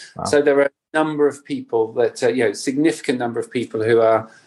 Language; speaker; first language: English; native; English